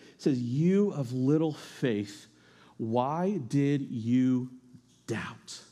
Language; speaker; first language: English; native; English